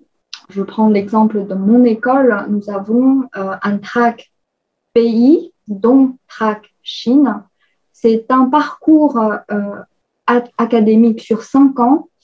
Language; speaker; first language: French; non-native, fluent; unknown